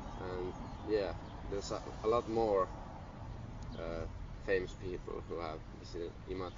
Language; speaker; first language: English; non-native, fluent; Finnish